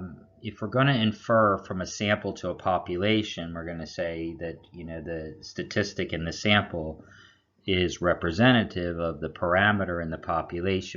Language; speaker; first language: English; native; English